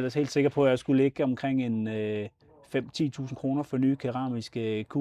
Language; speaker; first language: Danish; native; Danish